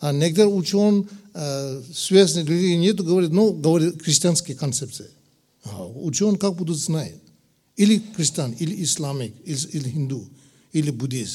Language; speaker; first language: Russian; non-native, learner; Tibetan